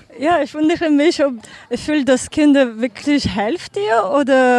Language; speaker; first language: German; non-native, learner; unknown